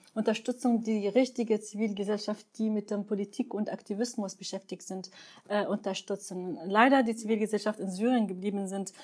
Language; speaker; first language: German; non-native, fluent; Arabic